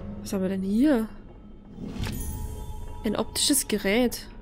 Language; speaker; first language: German; native; German